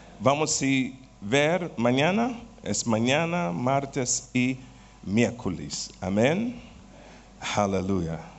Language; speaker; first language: Spanish; non-native, learner; Portuguese